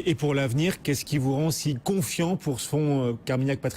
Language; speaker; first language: French; native; French